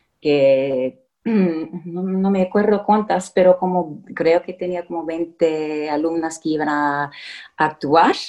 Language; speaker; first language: Spanish; non-native, fluent; English